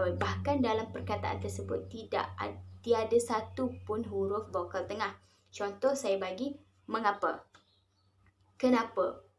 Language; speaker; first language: Malay; native; Malay